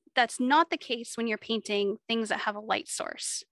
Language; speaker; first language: English; native; English